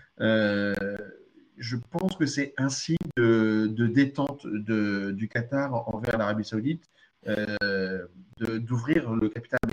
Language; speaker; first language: French; early bilingual, other home language; Arabic